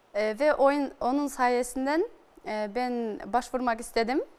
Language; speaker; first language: Turkish; non-native, fluent; Kyrgyz